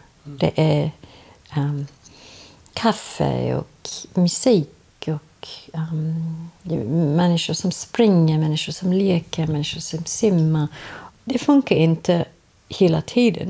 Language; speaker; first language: Swedish; non-native, fluent; English